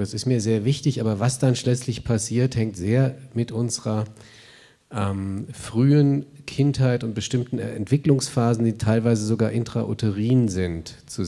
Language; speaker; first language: German; native; German